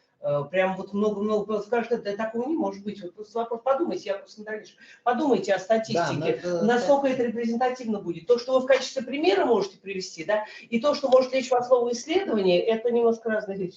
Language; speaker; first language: Russian; native; Russian